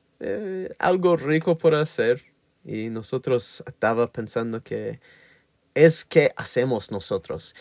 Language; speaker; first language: Spanish; non-native, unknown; English